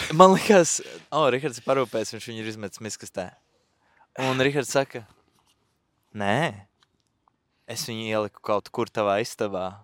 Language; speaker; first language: Latvian; native; Latvian